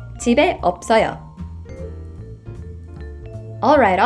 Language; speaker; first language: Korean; non-native, fluent; English